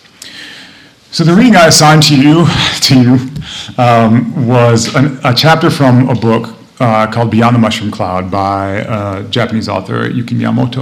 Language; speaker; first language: English; native; English